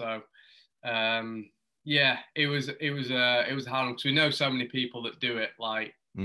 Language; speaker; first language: English; native; English